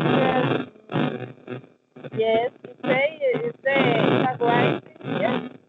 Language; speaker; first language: English; non-native, learner; Spanish